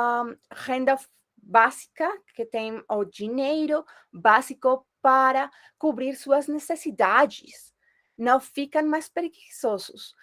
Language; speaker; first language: Portuguese; non-native, fluent; Spanish